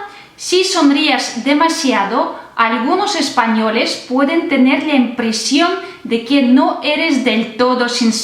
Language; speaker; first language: Spanish; non-native, fluent; Russian